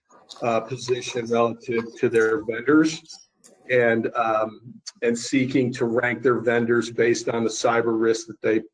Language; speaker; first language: English; native; English